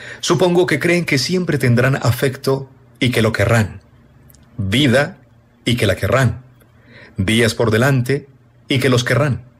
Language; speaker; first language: Spanish; native; Spanish